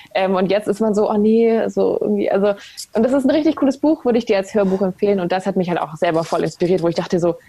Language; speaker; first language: German; native; German